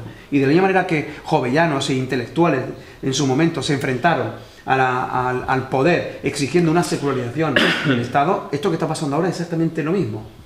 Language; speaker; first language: Spanish; native; Spanish